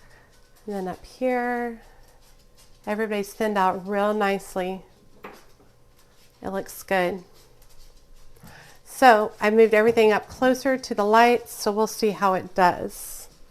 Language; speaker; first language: English; native; English